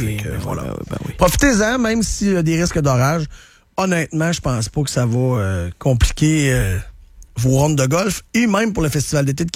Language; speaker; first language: French; native; French